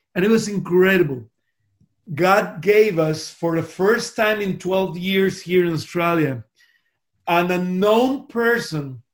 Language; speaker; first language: English; non-native, fluent; Spanish